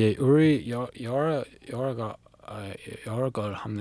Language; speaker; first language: Korean; non-native, learner; English